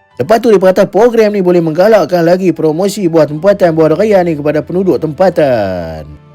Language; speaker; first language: Malay; native; Malay